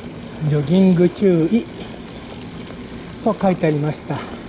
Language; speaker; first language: Japanese; native; Japanese